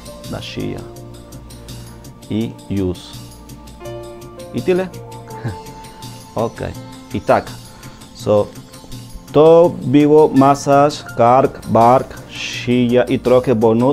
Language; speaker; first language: Polish; non-native, learner; Spanish